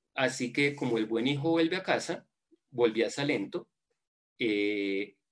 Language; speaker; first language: Spanish; native; Spanish